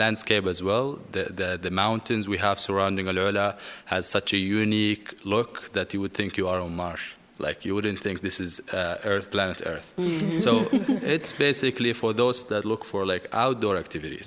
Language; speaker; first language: English; non-native, fluent; Arabic